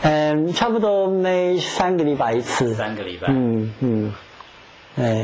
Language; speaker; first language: Chinese; non-native, fluent; English